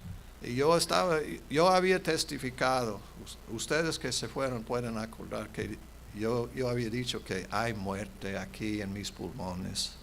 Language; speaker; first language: Spanish; non-native, fluent; English